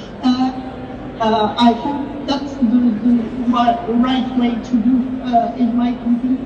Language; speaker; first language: English; non-native, learner; French